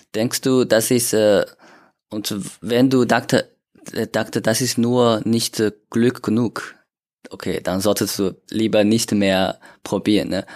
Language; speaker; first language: German; non-native, learner; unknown